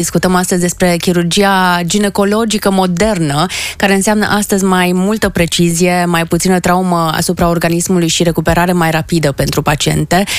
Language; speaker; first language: Romanian; native; Romanian